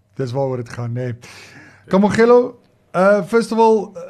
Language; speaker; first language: English; non-native, local second language; Afrikaans